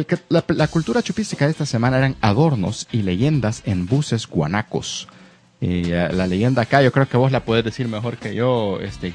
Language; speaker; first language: Spanish; native; Spanish